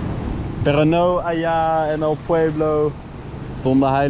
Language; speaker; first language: Spanish; non-native, learner; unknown